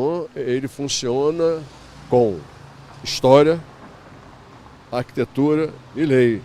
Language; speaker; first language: Portuguese; native; Portuguese